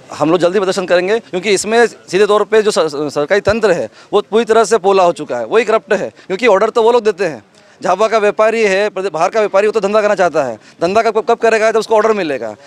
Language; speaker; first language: Hindi; native; Hindi